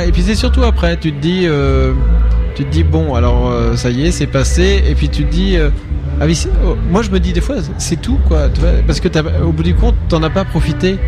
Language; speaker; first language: French; native; French